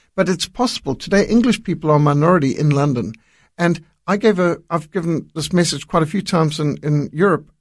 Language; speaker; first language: English; native; English